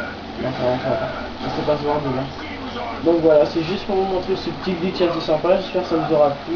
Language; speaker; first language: French; native; French